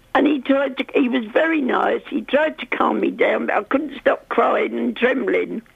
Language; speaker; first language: English; native; English